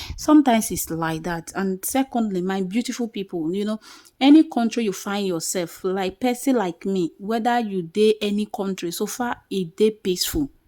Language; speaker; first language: Nigerian Pidgin; native; Nigerian Pidgin